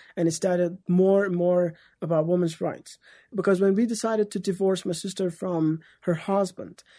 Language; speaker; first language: English; non-native, fluent; Persian